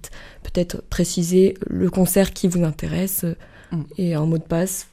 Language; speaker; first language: French; native; French